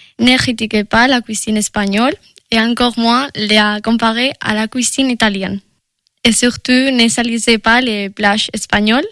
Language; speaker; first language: French; non-native, fluent; Spanish